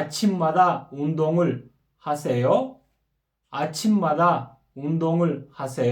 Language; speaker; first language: Korean; non-native, fluent; Kyrgyz